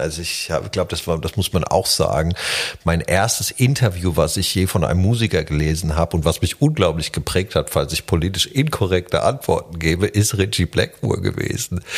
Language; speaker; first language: German; non-native, fluent; Czech